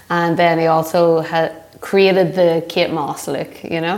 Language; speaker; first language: English; native; English